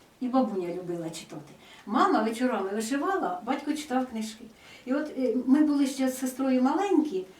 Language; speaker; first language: Ukrainian; native; Ukrainian